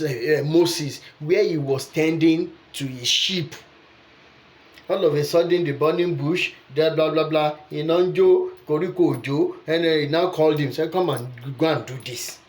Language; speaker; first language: English; non-native, local second language; Yoruba